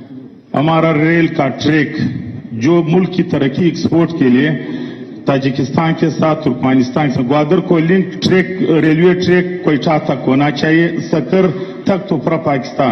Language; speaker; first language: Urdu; non-native, local second language; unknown